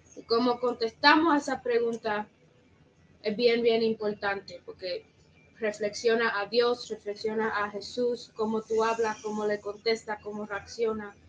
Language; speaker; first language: Spanish; early bilingual, heritage; Spanish